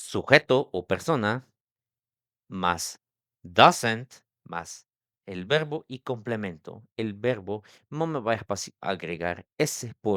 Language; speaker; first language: Spanish; non-native, local second language; Tzeltal